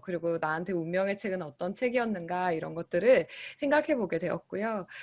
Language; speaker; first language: Korean; native; Korean